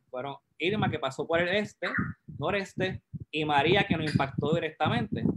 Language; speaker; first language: Spanish; native; Spanish